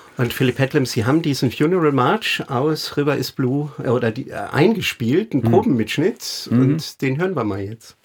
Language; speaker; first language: German; native; German